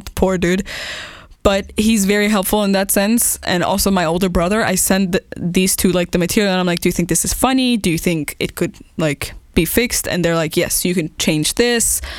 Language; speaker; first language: English; non-native, fluent; Persian